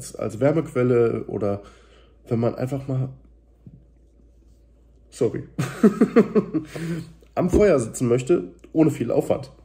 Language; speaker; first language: German; native; German